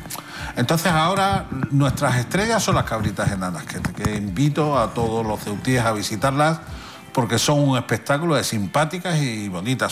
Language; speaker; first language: Spanish; native; Spanish